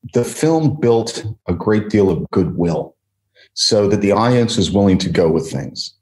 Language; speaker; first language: English; native; English